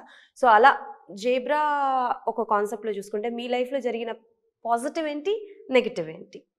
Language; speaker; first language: Telugu; native; Telugu